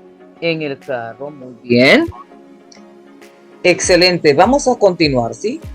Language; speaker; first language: Spanish; non-native, fluent; English